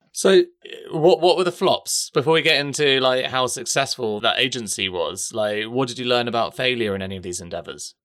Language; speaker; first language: English; native; English